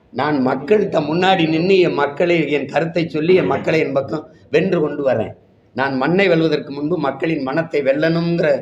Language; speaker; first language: Tamil; native; Tamil